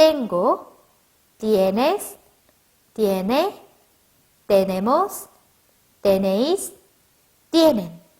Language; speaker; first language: Spanish; non-native, fluent; Korean